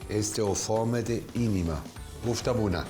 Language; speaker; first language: Romanian; non-native, learner; Swiss German